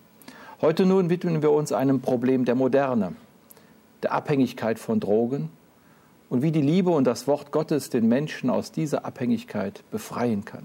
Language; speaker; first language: German; native; German